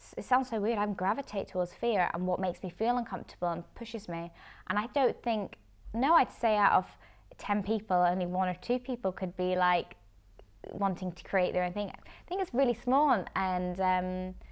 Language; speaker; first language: English; native; English